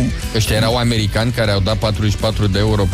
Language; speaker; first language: Romanian; native; Romanian